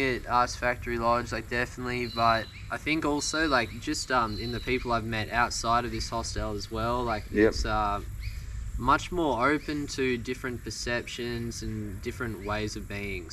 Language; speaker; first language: English; native; English